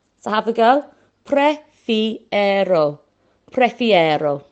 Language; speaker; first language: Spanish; non-native, fluent; English